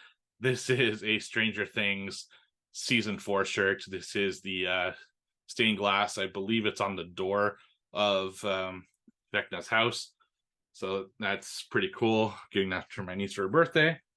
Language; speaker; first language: English; native; English